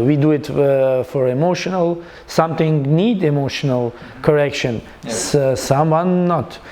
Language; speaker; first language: English; non-native, learner; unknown